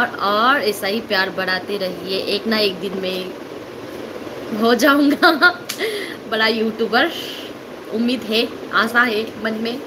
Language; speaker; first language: Hindi; non-native, learner; Nepali